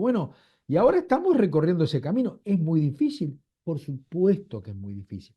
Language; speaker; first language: Spanish; native; Spanish